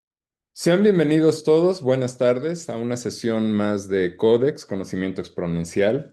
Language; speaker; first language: Spanish; native; Spanish